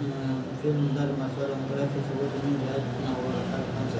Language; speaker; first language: Arabic; non-native, learner; Chechen